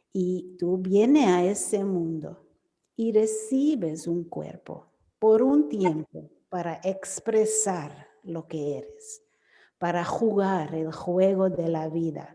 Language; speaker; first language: Spanish; non-native, fluent; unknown